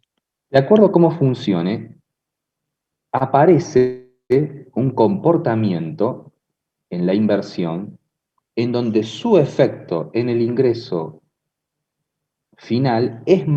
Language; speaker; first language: Spanish; native; Spanish